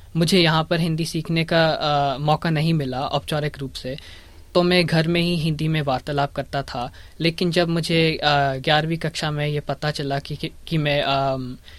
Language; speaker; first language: Hindi; early bilingual, heritage; Hindi